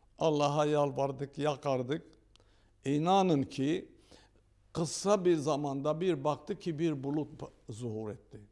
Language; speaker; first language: Turkish; non-native, local second language; Turoyo